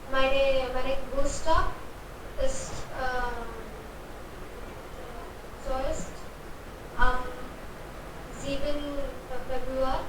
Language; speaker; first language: German; non-native, learner; Hindi